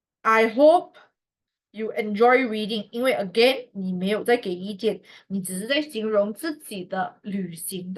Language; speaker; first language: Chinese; native; Chinese